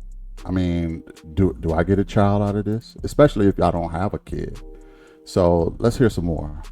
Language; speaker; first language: English; native; English